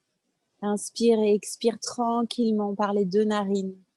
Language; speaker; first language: French; native; French